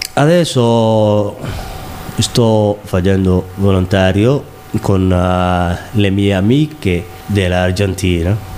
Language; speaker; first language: Italian; non-native, learner; Somali